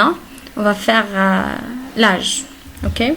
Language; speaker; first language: French; non-native, local second language; Arabic